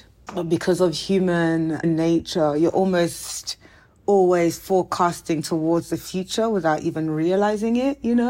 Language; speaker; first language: English; native; English